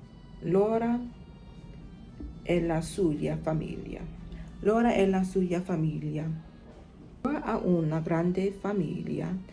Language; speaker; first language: Italian; non-native, learner; English